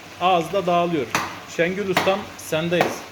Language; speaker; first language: Turkish; native; Turkish